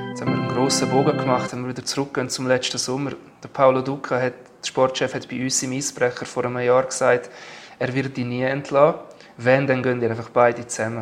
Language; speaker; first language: German; native; German